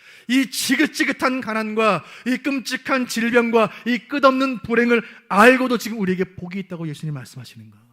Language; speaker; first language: Korean; native; Korean